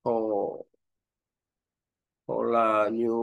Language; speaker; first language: Vietnamese; non-native, learner; Korean